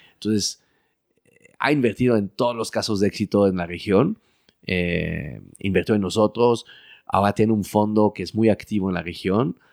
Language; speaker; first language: Spanish; early bilingual, heritage; French